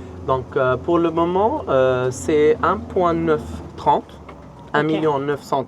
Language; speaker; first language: French; non-native, learner; Arabic